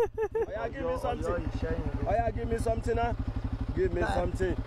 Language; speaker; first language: English; non-native, learner; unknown